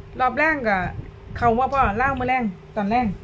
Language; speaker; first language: Thai; non-native, local second language; Lao